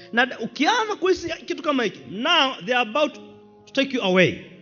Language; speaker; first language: English; non-native, local second language; Swahili